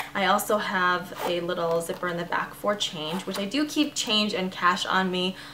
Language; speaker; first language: English; native; English